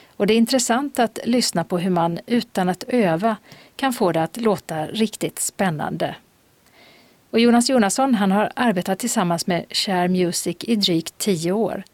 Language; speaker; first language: Swedish; native; Swedish